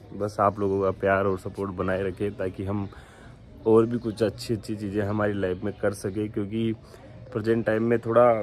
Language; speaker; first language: Hindi; native; Hindi